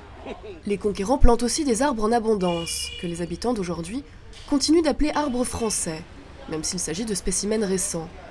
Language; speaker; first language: French; native; French